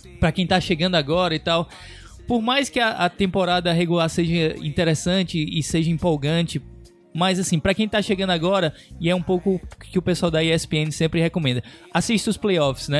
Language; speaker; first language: Portuguese; native; Portuguese